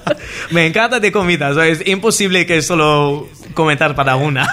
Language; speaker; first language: Spanish; non-native, learner; English